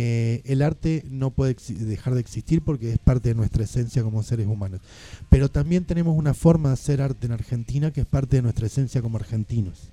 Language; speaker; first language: Spanish; native; Spanish